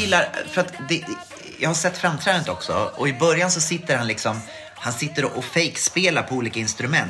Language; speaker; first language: Swedish; native; Swedish